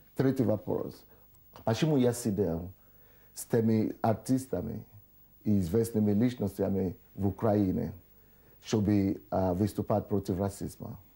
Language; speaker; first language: Russian; non-native, fluent; Yoruba